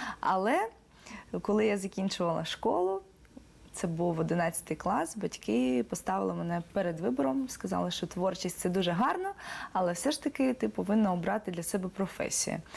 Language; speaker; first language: Ukrainian; non-native, local second language; Russian